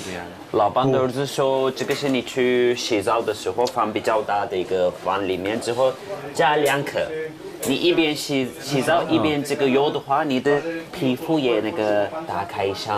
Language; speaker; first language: Chinese; non-native, fluent; Turkish